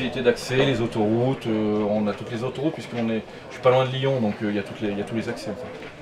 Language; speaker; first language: French; native; French